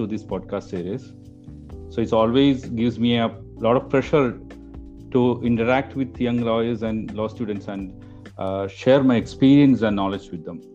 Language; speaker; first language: English; non-native, local second language; Malayalam